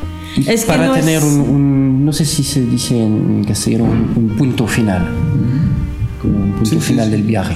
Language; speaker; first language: Spanish; non-native, fluent; French